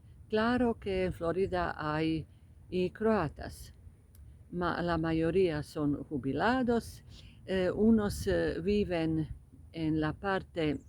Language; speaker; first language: Spanish; non-native, fluent; Croatian